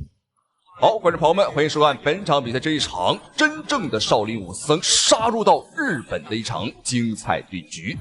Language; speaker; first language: Chinese; native; Chinese